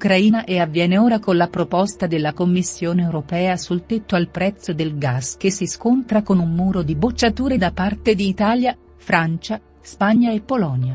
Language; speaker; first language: Italian; native; Italian